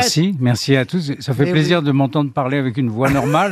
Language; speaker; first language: French; native; French